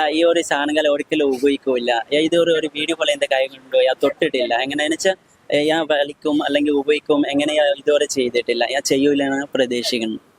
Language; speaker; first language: Malayalam; non-native, local second language; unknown